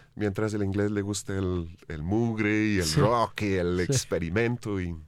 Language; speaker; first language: Spanish; non-native, fluent; English